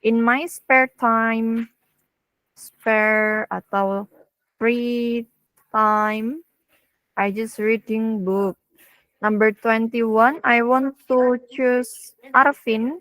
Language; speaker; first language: English; non-native, fluent; Indonesian